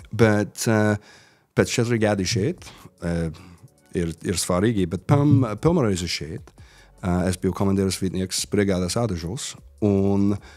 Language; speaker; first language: Latvian; non-native, learner; English